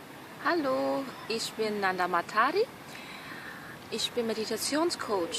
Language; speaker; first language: German; non-native, fluent; Burmese